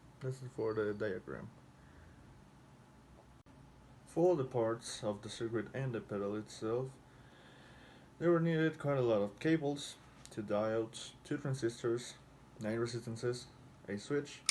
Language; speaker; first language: English; non-native, fluent; Spanish